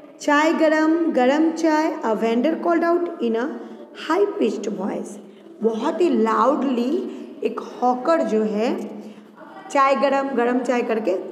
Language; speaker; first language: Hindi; non-native, local second language; Gujarati